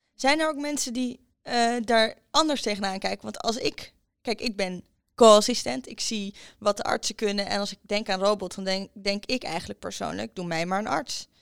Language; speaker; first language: Dutch; native; Dutch